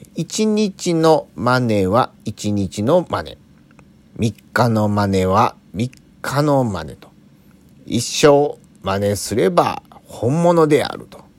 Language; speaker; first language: Japanese; native; Japanese